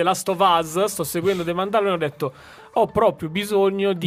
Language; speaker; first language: Italian; native; Italian